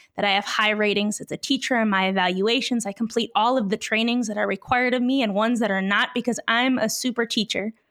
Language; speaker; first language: English; native; English